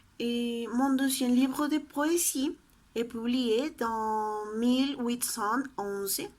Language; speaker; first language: French; non-native, learner; Spanish